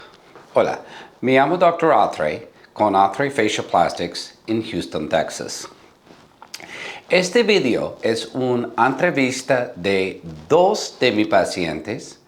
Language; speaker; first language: Spanish; non-native, learner; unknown